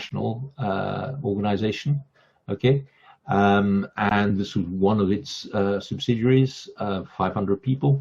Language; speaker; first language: English; non-native, fluent; French